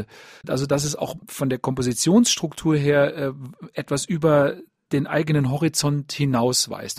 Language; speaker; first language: German; native; German